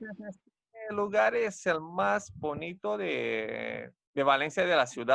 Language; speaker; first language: Spanish; non-native, fluent; Romanian